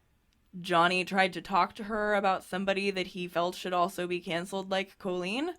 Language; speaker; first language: English; native; English